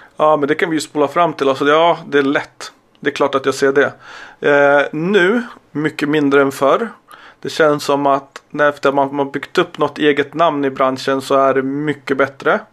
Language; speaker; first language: Swedish; early bilingual, other home language; Serbian